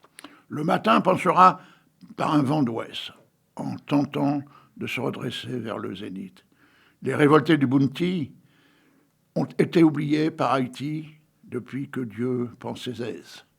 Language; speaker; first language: French; native; French